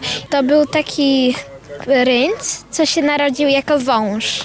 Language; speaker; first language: Polish; early bilingual, heritage; Polish